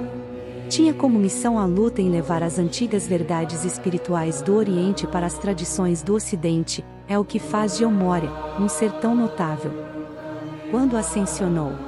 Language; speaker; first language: Portuguese; native; Portuguese